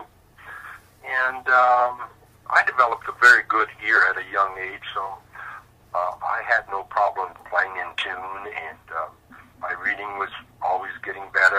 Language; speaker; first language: English; native; English